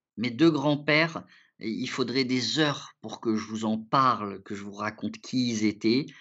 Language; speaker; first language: French; early bilingual, other home language; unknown